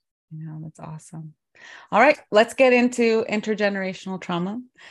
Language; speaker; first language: English; early bilingual, other home language; Spanish